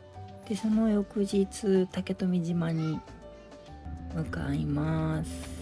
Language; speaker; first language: Japanese; native; Japanese